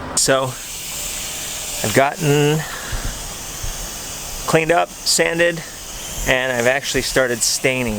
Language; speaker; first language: English; native; English